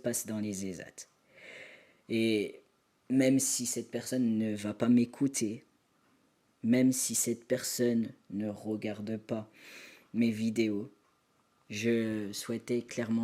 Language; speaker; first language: French; native; French